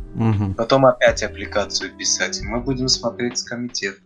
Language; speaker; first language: Russian; early bilingual, heritage; Russian